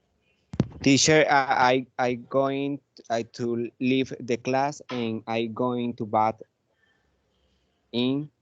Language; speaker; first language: English; non-native, learner; Spanish